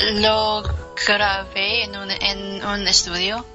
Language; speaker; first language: Spanish; non-native, learner; English